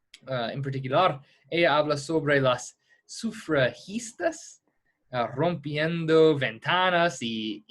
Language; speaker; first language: Spanish; non-native, fluent; English